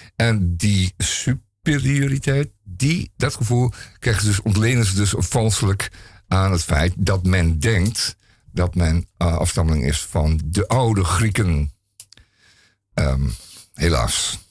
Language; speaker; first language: Dutch; native; Dutch